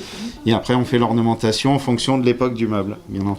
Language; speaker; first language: French; native; French